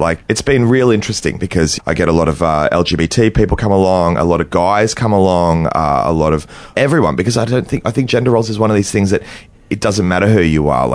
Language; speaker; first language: English; native; English